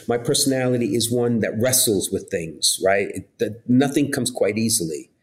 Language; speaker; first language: English; native; English